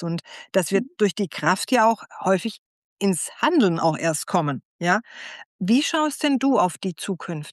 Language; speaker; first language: German; native; German